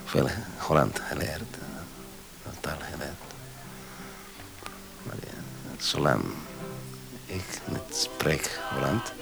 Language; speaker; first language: Dutch; non-native, learner; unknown